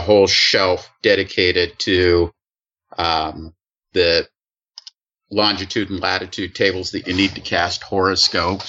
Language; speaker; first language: English; native; English